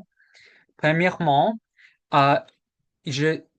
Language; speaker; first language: French; non-native, learner; English